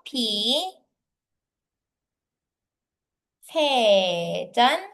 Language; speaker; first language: Korean; non-native, fluent; Filipino